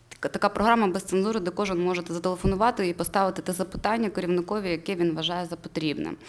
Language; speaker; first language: Ukrainian; native; Ukrainian